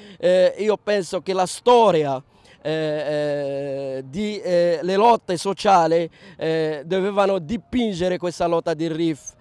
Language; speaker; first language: Italian; non-native, fluent; Arabic